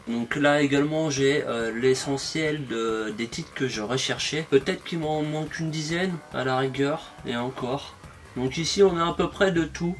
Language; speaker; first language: French; native; French